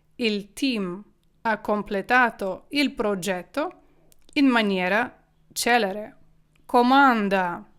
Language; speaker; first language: Italian; non-native, fluent; Ukrainian